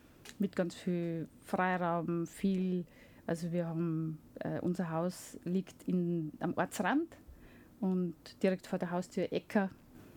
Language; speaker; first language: German; native; German